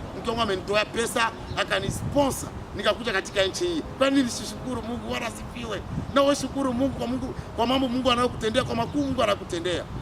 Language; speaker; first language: Swahili; native; Swahili